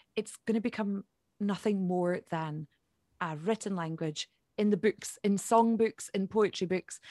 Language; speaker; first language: English; native; English